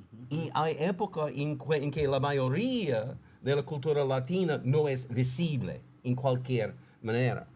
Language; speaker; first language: Spanish; non-native, fluent; English